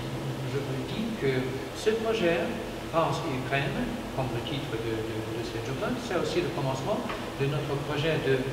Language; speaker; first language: French; non-native, learner; Ukrainian